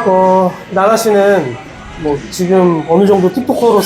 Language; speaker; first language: Korean; native; Korean